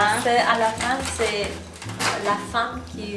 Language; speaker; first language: French; non-native, learner; Persian